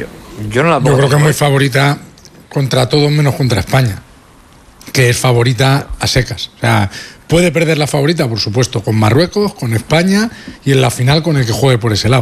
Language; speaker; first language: Spanish; native; Spanish